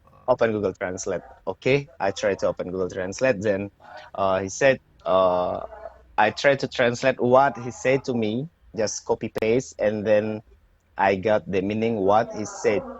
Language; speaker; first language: English; non-native, learner; Indonesian